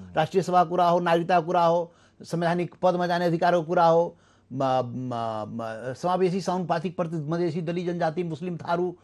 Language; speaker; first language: Nepali; non-native, local second language; Maithili